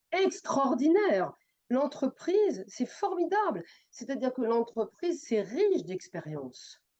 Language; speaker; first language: French; native; French